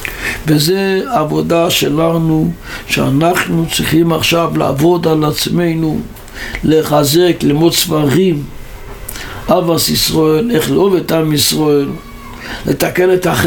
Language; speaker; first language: Hebrew; non-native, local second language; Yiddish